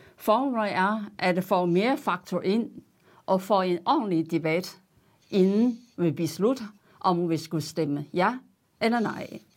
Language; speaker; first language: Danish; non-native, fluent; Chinese